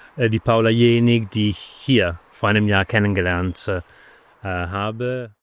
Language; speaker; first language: German; non-native, fluent; Italian